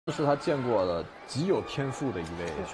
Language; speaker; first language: Chinese; native; Chinese